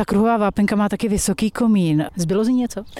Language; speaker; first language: Czech; native; Czech